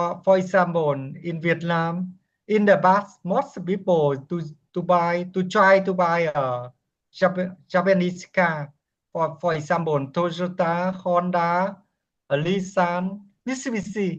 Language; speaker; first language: English; non-native, learner; Vietnamese